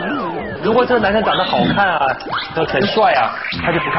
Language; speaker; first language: Chinese; native; Chinese